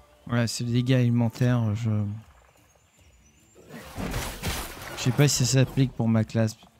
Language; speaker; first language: French; native; French